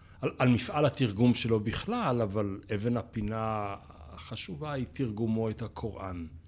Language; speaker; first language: Hebrew; native; Hebrew